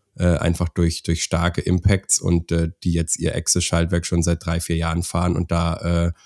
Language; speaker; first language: German; native; German